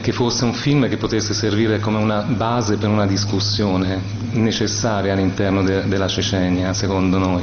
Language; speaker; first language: Italian; native; Italian